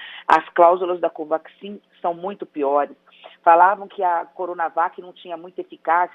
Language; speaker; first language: Portuguese; native; Portuguese